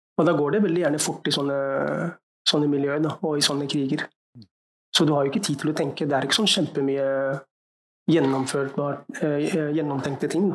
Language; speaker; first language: Norwegian; early bilingual, other home language; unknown